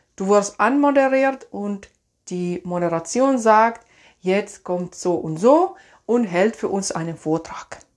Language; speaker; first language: German; non-native, fluent; Finnish